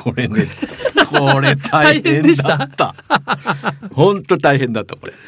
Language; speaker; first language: Japanese; native; Japanese